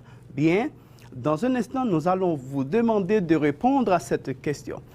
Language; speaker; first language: French; non-native, fluent; Spanish